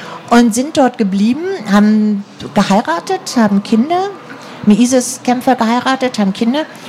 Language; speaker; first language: German; native; German